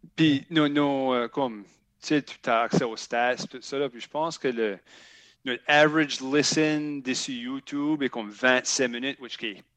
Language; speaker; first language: French; native; French